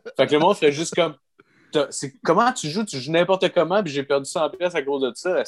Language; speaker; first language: French; native; French